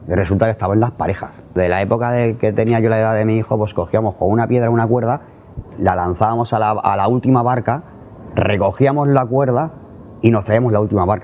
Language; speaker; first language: Spanish; native; Spanish